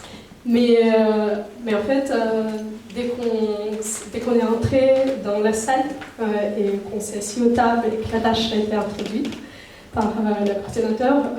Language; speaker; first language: French; non-native, fluent; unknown